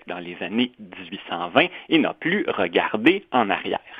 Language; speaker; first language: French; native; French